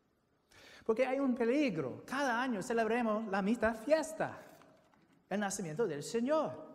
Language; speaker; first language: Spanish; non-native, fluent; English